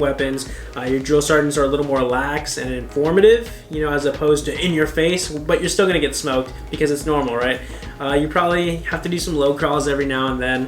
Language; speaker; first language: English; native; English